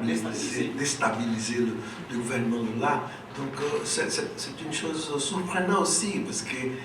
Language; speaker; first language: French; non-native, local second language; Portuguese